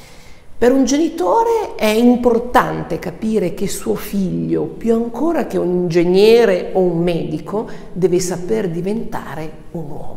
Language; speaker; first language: Italian; native; Italian